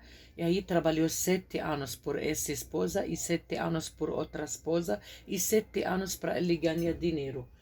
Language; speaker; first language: Portuguese; non-native, fluent; Arabic